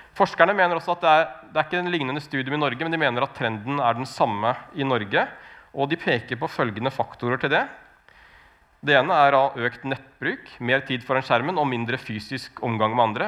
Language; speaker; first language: Norwegian; native; Norwegian